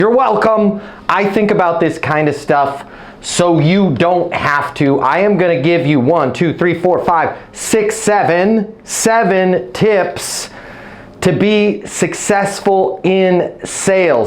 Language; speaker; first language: English; native; English